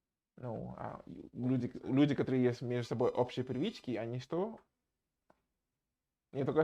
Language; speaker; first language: Russian; non-native, fluent; English